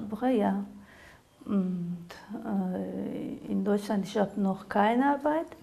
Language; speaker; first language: German; non-native, learner; Azerbaijani